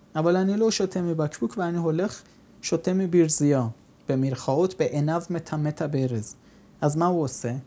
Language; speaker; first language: Hebrew; non-native, fluent; Persian